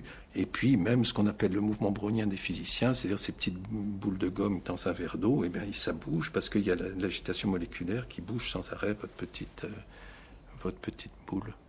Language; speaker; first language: French; native; French